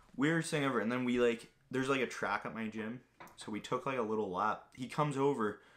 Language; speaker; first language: English; non-native, fluent; Greek